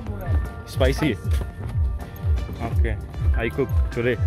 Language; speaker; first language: English; non-native, learner; Nepali